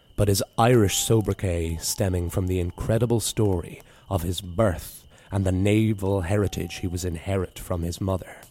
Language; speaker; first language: English; native; English